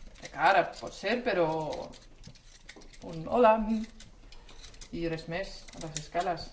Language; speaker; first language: Catalan; non-native, fluent; Swedish